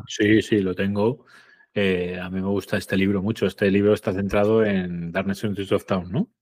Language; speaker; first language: Spanish; native; Spanish